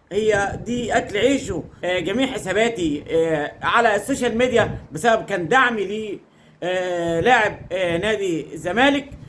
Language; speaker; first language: Arabic; native; Arabic